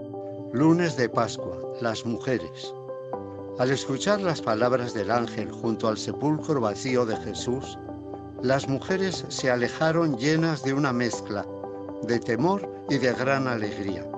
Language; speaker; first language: Spanish; native; Spanish